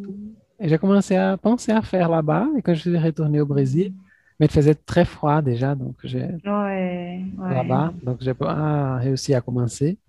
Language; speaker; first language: French; non-native, fluent; Portuguese